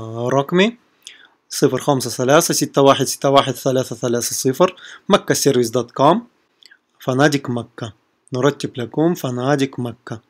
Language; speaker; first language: Arabic; non-native, fluent; Russian